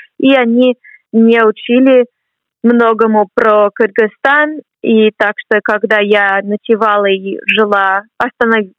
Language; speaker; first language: Russian; non-native, fluent; English